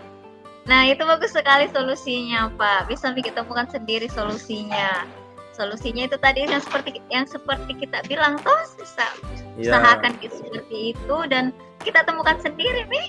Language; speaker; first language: Indonesian; non-native, local second language; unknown